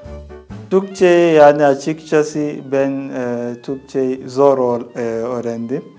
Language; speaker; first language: Turkish; non-native, fluent; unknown